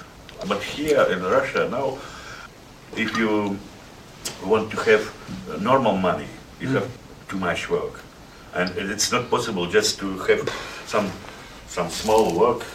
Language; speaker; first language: English; non-native, learner; Russian